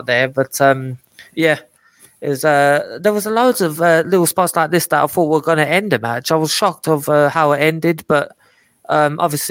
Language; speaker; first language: English; native; English